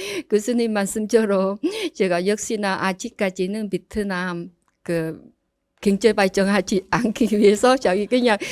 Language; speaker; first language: Korean; non-native, learner; Vietnamese